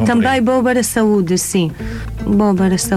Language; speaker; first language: Portuguese; non-native, learner; Arabic